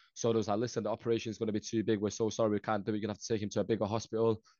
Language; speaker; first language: English; early bilingual, other home language; Northeastern Thai